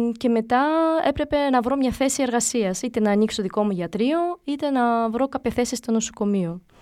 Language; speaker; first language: Greek; early bilingual, other home language; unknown